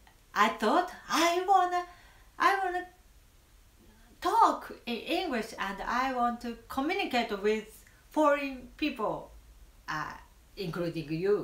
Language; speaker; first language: English; non-native, learner; Japanese